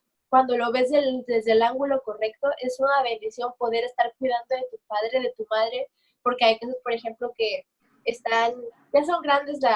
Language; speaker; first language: Spanish; native; Spanish